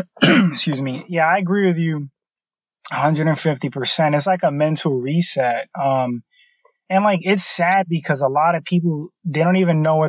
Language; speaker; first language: English; native; English